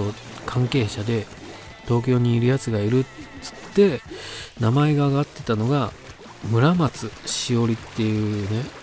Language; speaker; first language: Japanese; native; Japanese